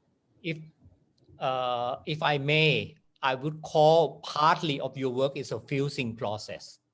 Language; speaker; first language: English; non-native, fluent; Thai